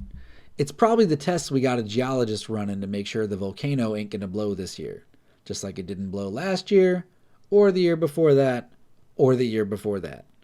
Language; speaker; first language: English; native; English